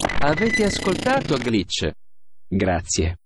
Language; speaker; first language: Italian; native; Italian